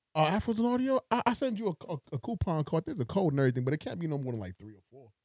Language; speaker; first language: English; native; English